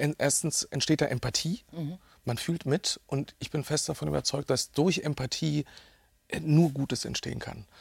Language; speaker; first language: German; early bilingual, other home language; Bosnian